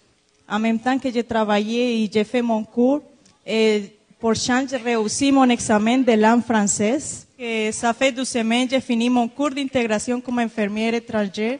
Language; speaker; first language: French; non-native, fluent; Spanish